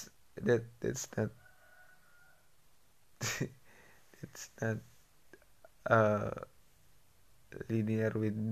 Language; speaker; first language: English; non-native, learner; Indonesian